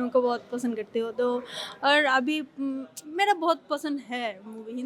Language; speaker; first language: Hindi; non-native, learner; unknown